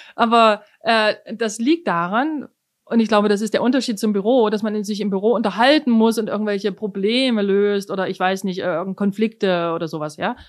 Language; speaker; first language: German; native; German